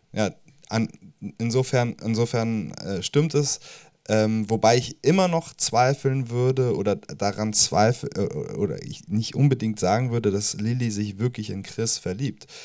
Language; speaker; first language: German; native; German